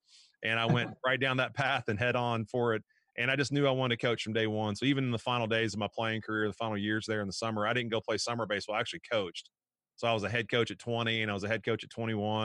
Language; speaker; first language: English; native; English